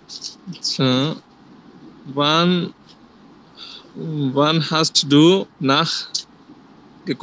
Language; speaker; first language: German; non-native, learner; Bangla